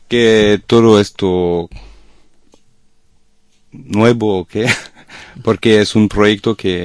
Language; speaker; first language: Spanish; non-native, learner; French